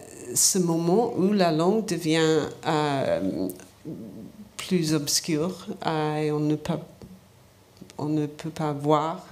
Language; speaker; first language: French; non-native, learner; English